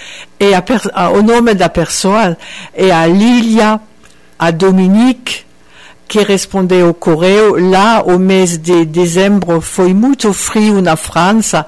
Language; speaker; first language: Portuguese; non-native, fluent; French